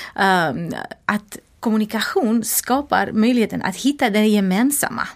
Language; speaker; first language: Swedish; non-native, fluent; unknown